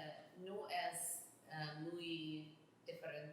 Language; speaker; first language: Spanish; non-native, learner; English